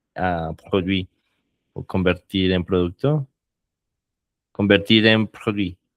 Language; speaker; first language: French; non-native, learner; Spanish